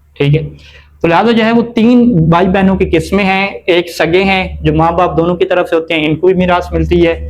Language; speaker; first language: Urdu; native; Urdu